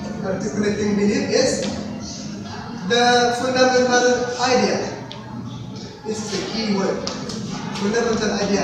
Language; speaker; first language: English; non-native, learner; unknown